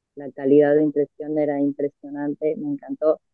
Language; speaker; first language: Spanish; native; Spanish